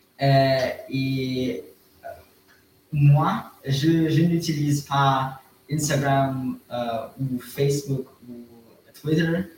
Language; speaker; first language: French; non-native, learner; German